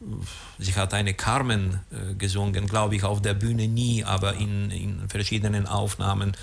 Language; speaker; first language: German; native; German